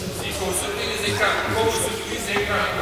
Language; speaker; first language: French; non-native, learner; Serbian